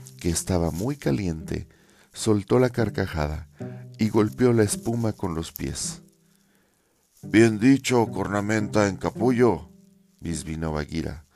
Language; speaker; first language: Spanish; native; Spanish